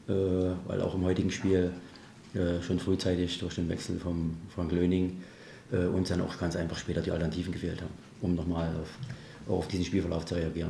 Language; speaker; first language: German; native; German